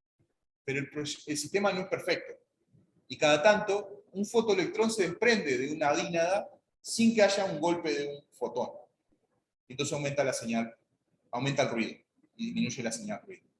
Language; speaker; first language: Spanish; native; Spanish